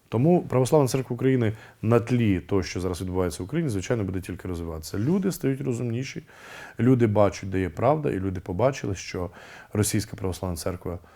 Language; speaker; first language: Ukrainian; native; Ukrainian